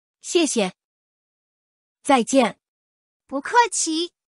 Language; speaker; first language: Chinese; non-native, learner; English